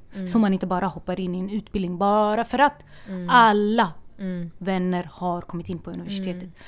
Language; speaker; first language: Swedish; native; Swedish